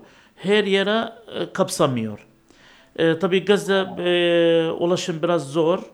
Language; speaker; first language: Turkish; non-native, learner; Arabic